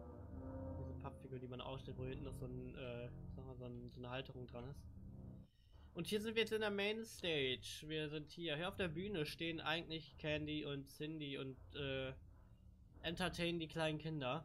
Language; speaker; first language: German; native; German